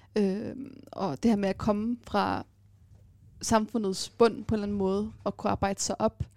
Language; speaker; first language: Danish; early bilingual, other home language; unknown